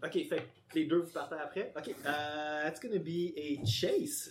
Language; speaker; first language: French; native; French